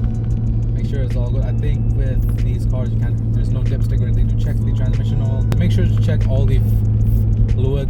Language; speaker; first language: English; native; English